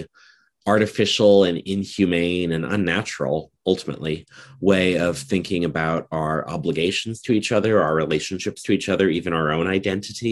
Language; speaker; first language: English; native; English